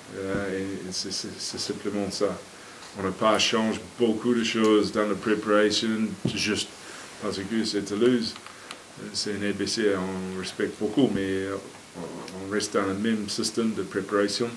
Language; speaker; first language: French; non-native, fluent; English